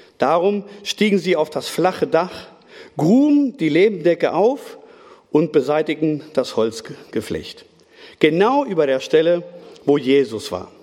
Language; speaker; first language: German; non-native, fluent; Spanish